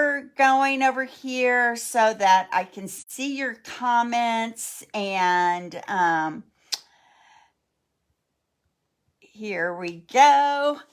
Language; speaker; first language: English; native; English